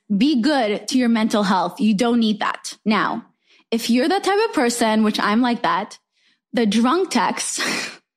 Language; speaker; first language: English; non-native, fluent; Hebrew